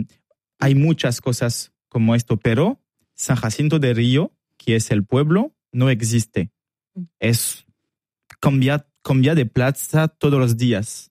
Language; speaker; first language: Spanish; non-native, learner; French